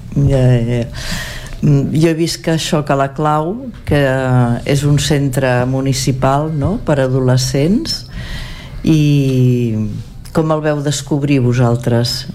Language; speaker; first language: Catalan; native; Catalan